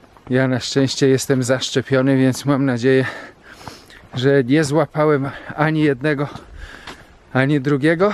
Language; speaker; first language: Polish; native; Polish